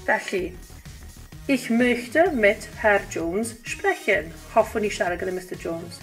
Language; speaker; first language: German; non-native, fluent; Welsh